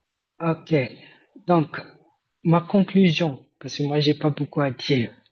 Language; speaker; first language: French; non-native, fluent; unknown